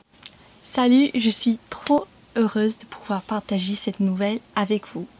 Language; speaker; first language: French; non-native, fluent; English